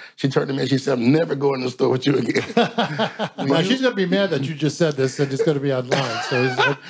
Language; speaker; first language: English; native; English